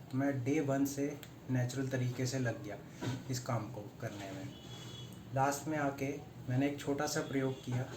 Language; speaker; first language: Hindi; native; Hindi